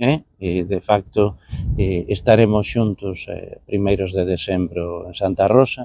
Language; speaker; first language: Galician; native; Galician